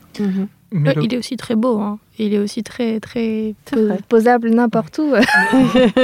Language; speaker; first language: French; native; French